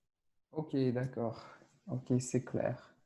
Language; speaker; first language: French; non-native, fluent; Russian